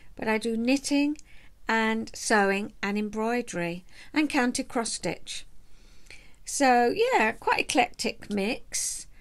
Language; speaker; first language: English; native; English